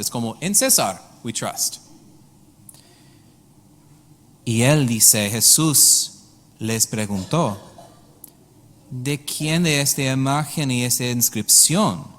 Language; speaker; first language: Spanish; non-native, learner; English